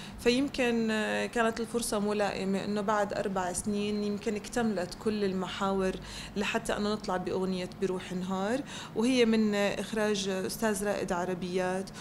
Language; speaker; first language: Arabic; native; Arabic